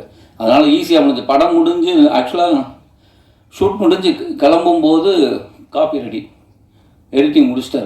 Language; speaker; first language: Tamil; native; Tamil